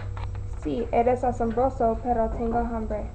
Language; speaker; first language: Spanish; non-native, learner; English